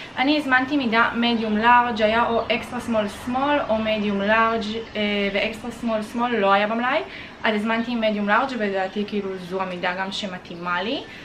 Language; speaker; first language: Hebrew; native; Hebrew